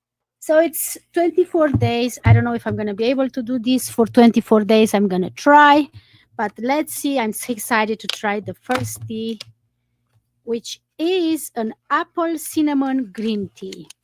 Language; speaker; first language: English; non-native, fluent; Romanian